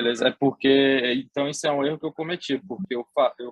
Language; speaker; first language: Portuguese; native; Portuguese